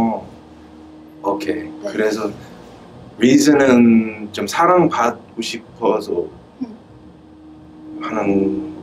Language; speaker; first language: Korean; early bilingual, heritage; Korean